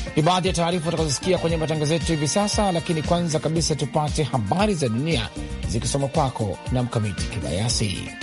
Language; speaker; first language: Swahili; native; Swahili